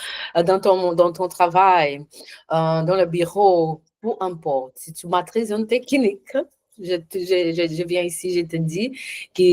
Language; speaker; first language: French; non-native, learner; Portuguese